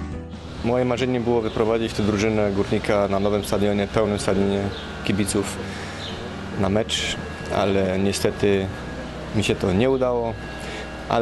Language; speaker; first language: Polish; early bilingual, heritage; Polish